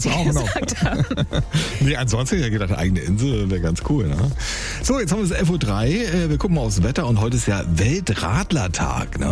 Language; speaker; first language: German; native; German